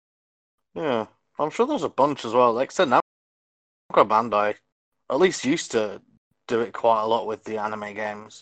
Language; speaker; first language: English; native; English